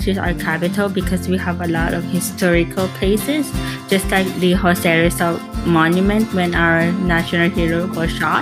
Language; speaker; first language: English; non-native, local second language; Filipino